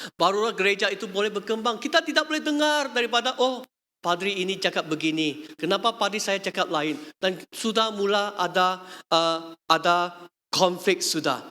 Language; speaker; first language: Malay; non-native, local second language; Chinese